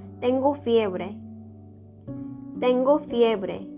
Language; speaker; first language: Spanish; non-native, fluent; Korean